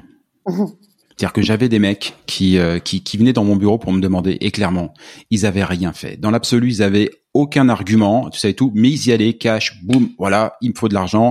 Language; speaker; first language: French; native; French